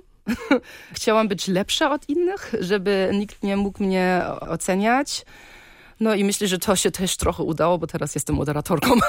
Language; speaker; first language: Polish; early bilingual, heritage; Polish